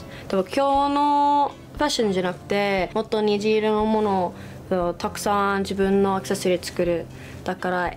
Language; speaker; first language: Japanese; non-native, learner; English